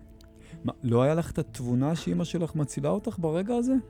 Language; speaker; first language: Hebrew; native; Hebrew